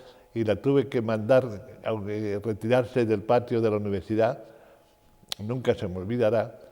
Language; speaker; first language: Spanish; native; Spanish